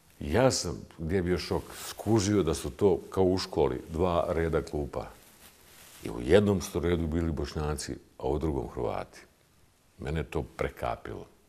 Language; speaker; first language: Bosnian; native; Bosnian